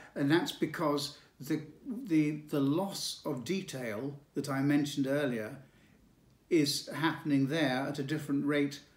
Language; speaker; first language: English; native; English